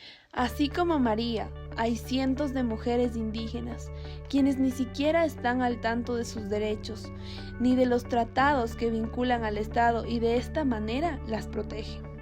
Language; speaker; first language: Spanish; native; Spanish